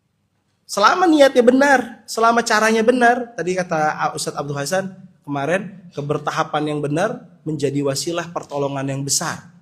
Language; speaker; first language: Indonesian; native; Indonesian